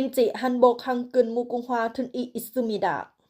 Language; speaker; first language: Korean; non-native, learner; Thai